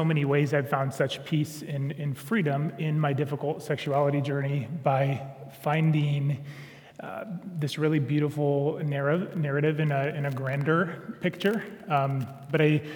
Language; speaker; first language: English; native; English